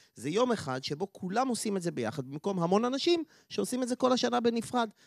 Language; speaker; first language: Hebrew; native; Hebrew